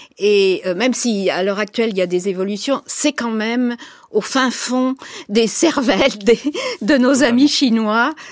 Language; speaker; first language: French; native; French